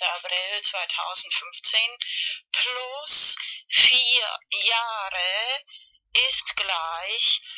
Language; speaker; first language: German; non-native, learner; Spanish